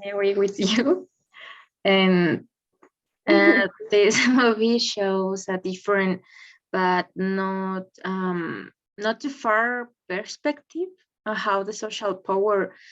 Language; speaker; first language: English; non-native, learner; Spanish